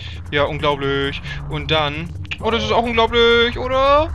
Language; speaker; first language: German; native; German